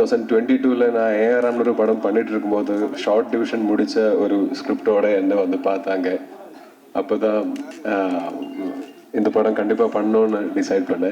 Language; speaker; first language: Tamil; non-native, learner; Malayalam